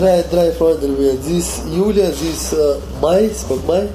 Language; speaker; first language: German; non-native, learner; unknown